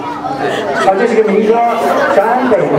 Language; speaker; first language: Chinese; native; Chinese